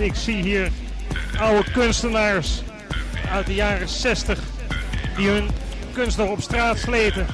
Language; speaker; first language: Dutch; native; Dutch